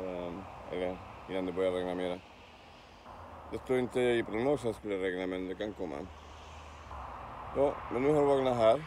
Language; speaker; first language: Swedish; non-native, learner; Spanish